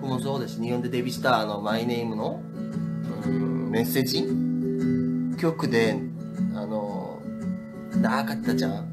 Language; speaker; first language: Japanese; non-native, fluent; Korean